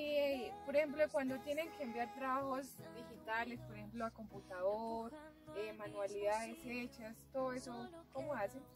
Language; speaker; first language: Spanish; native; Spanish